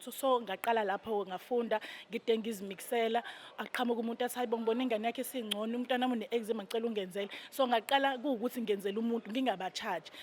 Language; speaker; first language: Zulu; native; Zulu